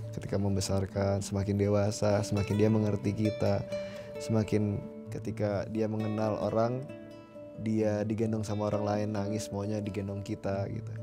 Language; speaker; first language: Indonesian; native; Indonesian